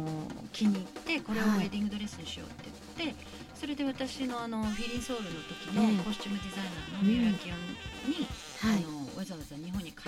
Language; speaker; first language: Japanese; native; Japanese